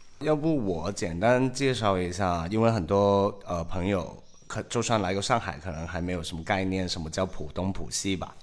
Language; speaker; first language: Chinese; non-native, local second language; Cantonese